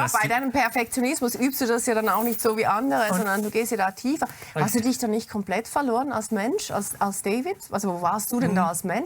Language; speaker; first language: German; native; German